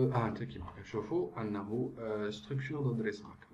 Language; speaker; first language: French; non-native, local second language; Arabic